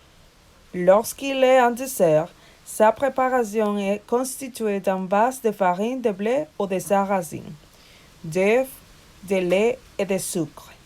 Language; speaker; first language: French; non-native, learner; Spanish